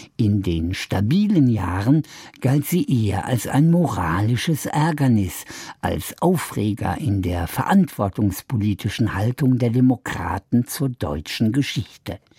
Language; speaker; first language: German; native; German